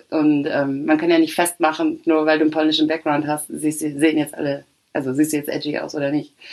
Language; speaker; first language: German; early bilingual, other home language; Arabic